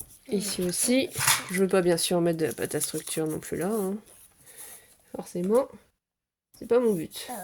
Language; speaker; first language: French; native; French